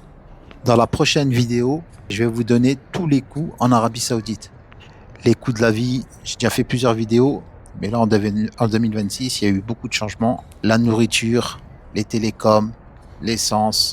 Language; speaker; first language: French; native; French